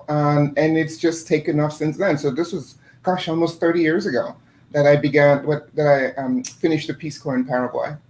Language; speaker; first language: English; non-native, fluent; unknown